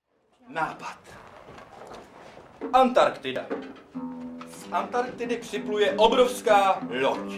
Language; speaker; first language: Czech; native; Czech